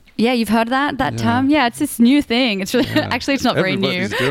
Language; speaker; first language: English; native; English